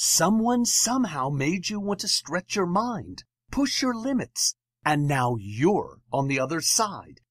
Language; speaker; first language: English; native; English